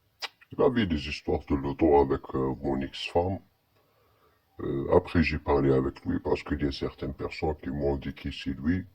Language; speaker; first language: French; non-native, learner; Arabic